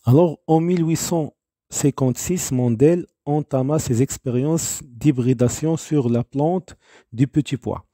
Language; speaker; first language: French; non-native, local second language; Arabic